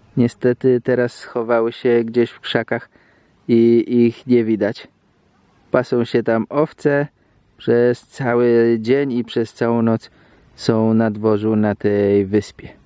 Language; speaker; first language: Polish; native; Polish